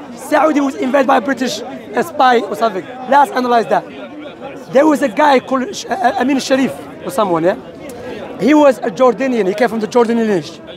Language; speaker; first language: English; non-native, fluent; Arabic